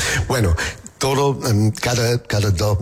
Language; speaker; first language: Spanish; non-native, learner; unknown